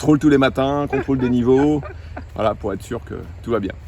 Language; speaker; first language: French; native; French